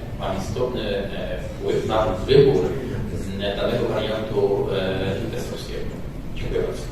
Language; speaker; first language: Polish; native; Polish